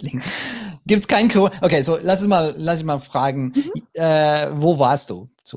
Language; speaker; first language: German; non-native, learner; English